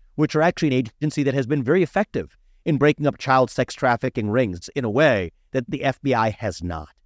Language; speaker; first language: English; early bilingual, other home language; Hindi